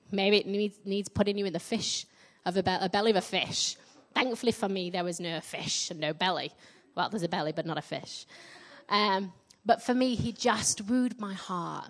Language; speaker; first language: English; native; English